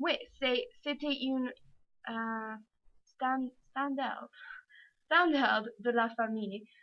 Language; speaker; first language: French; non-native, learner; English